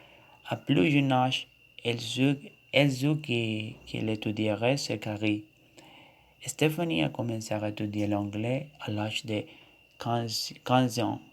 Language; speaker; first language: French; non-native, learner; Spanish